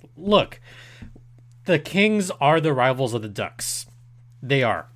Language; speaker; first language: English; early bilingual, other home language; Spanish